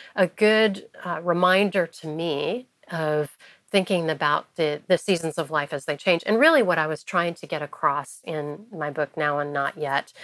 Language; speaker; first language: English; native; English